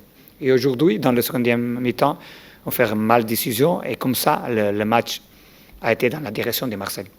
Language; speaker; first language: French; non-native, learner; Portuguese